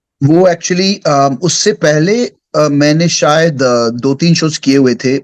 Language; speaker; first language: Hindi; early bilingual, heritage; Hindi